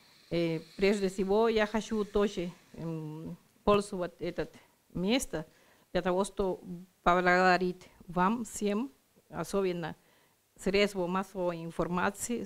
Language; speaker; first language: Russian; non-native, learner; Spanish